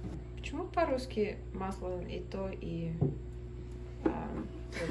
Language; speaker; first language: Russian; early bilingual, other home language; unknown